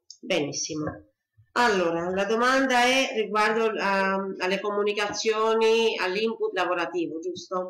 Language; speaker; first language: Italian; native; Italian